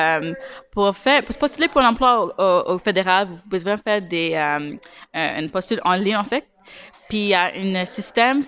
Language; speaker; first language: French; native; French